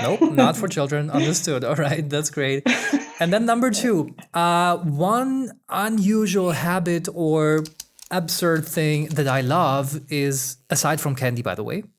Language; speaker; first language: English; non-native, fluent; German